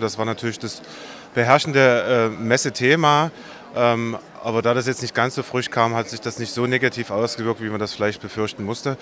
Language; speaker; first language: German; native; German